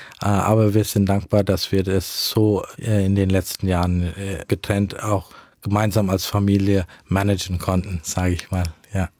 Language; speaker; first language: German; early bilingual, heritage; German